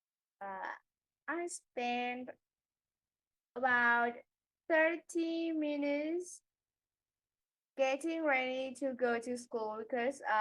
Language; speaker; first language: English; non-native, learner; Vietnamese